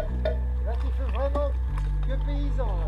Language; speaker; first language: French; native; French